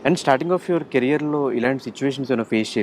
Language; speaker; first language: Telugu; native; Telugu